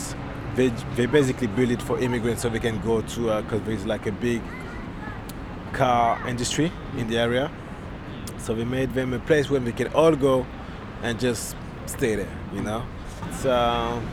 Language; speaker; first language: English; non-native, fluent; French